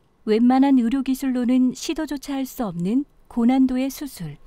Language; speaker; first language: Korean; native; Korean